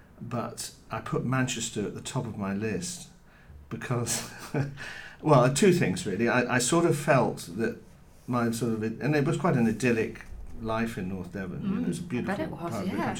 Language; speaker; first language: English; native; English